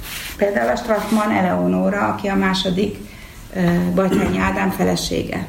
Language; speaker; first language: Hungarian; native; Hungarian